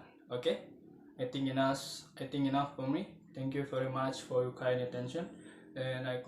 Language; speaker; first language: English; non-native, learner; Indonesian